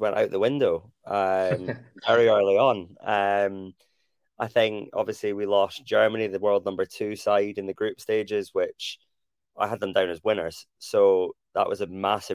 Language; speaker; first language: English; native; English